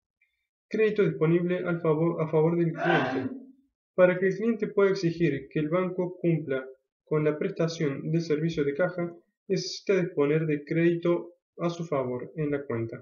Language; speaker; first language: Spanish; native; Spanish